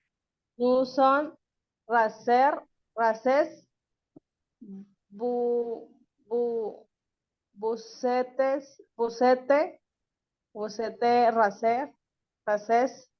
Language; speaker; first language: French; non-native, learner; Spanish